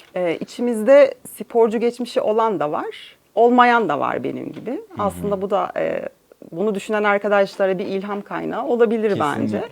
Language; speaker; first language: Turkish; native; Turkish